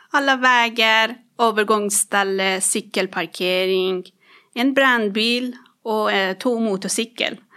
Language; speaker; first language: Swedish; non-native, fluent; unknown